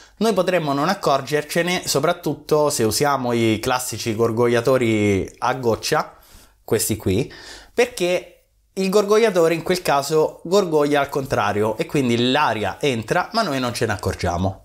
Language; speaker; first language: Italian; native; Italian